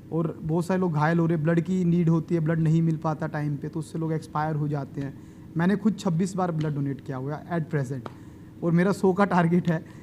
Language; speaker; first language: Hindi; native; Hindi